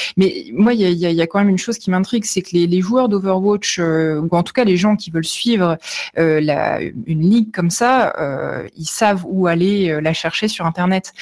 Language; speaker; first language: French; native; French